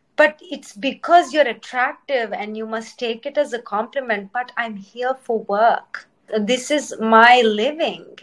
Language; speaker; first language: English; non-native, local second language; Telugu